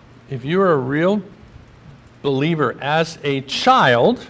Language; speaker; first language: English; native; English